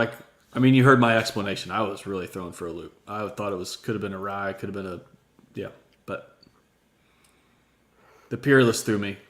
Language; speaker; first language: English; native; English